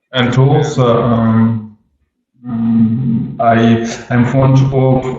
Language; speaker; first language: English; non-native, learner; Russian